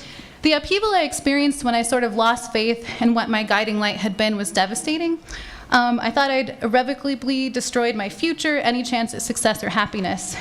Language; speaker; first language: English; native; English